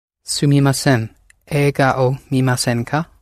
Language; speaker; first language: Japanese; non-native, learner; English